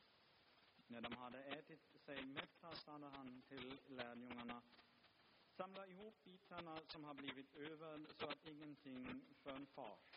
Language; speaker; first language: Swedish; non-native, fluent; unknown